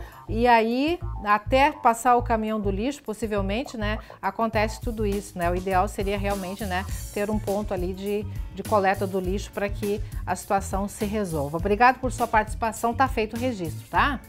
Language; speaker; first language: Portuguese; native; Portuguese